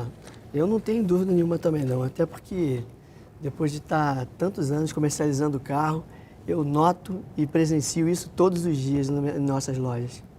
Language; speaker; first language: Portuguese; native; Portuguese